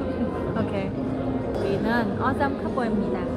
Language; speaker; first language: Korean; non-native, learner; Vietnamese